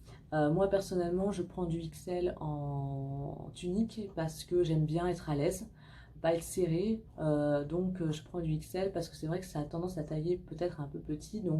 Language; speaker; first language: French; native; French